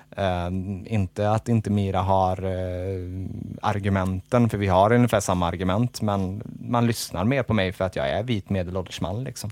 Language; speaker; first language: Swedish; native; Swedish